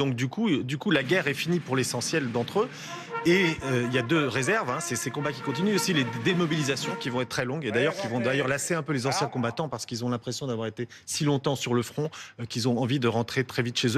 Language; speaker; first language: French; native; French